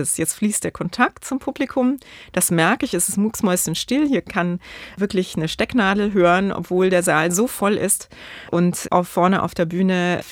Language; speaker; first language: German; native; German